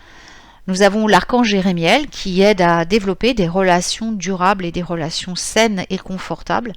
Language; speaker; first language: French; native; French